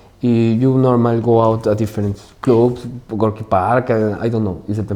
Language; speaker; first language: English; non-native, learner; Spanish